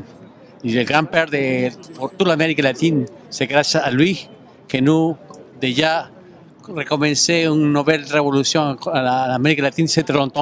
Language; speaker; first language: French; non-native, learner; Spanish